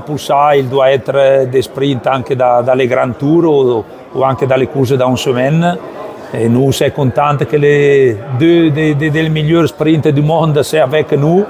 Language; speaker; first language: French; non-native, learner; Italian